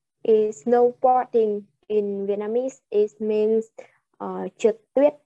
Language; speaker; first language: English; non-native, learner; Vietnamese